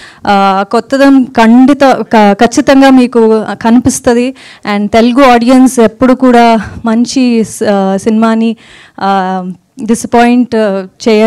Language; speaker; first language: Telugu; non-native, fluent; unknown